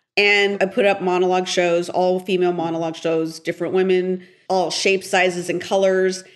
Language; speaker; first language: English; early bilingual, other home language; Spanish